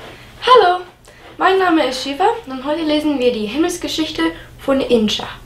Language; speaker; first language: German; non-native, fluent; English